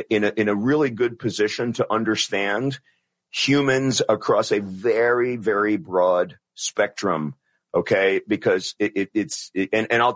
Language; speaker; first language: English; non-native, local second language; Italian